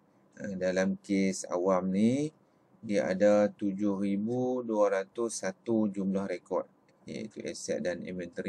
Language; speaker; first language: Malay; native; Malay